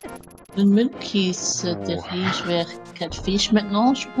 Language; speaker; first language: French; non-native, fluent; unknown